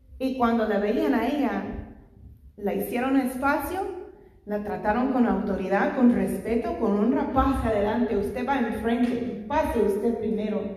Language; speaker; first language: Spanish; non-native, fluent; English